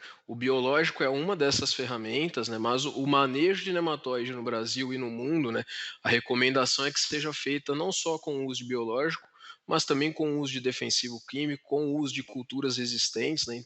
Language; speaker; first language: Portuguese; native; Portuguese